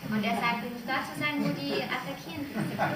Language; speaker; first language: German; native; German